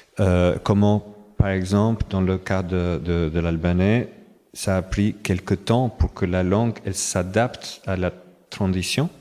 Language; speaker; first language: French; non-native, fluent; Albanian